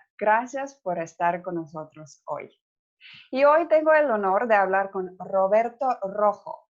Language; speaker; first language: Spanish; non-native, fluent; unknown